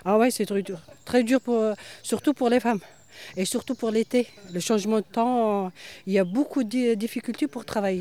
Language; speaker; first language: French; non-native, learner; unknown